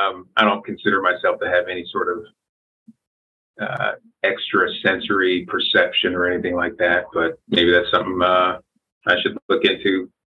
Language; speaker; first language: English; native; English